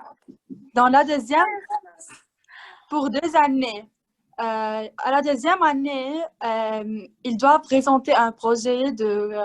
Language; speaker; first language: French; non-native, learner; Arabic